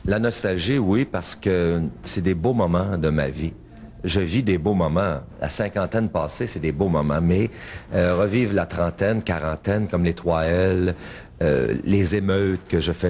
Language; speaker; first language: French; native; French